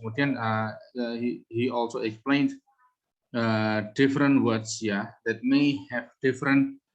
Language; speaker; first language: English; non-native, fluent; Indonesian